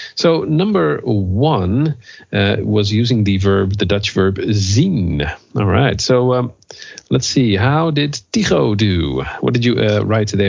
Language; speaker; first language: English; non-native, fluent; Dutch